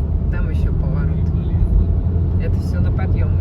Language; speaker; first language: Russian; native; Russian